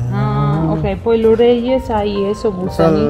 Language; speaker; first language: Spanish; non-native, fluent; Italian